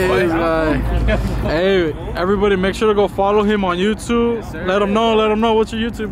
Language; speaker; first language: English; early bilingual, other home language; Spanish